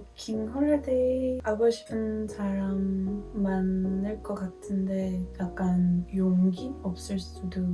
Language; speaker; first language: Korean; non-native, fluent; Dutch